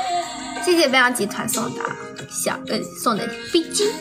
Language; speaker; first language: Chinese; native; Chinese